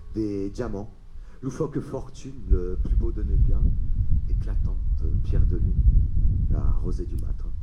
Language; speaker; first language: French; native; French